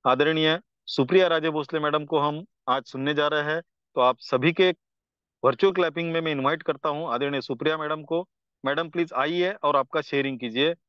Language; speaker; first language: Hindi; non-native, local second language; Marathi